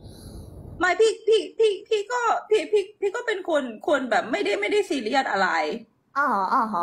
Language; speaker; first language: Thai; non-native, fluent; Korean